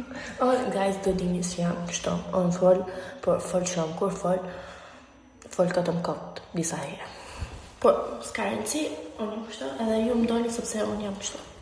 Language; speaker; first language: Albanian; early bilingual, heritage; Albanian